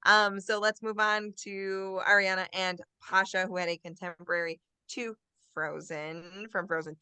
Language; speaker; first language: English; native; English